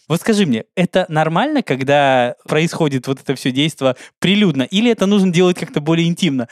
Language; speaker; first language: Russian; native; Russian